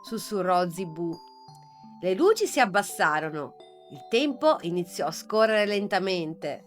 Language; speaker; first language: Italian; native; Italian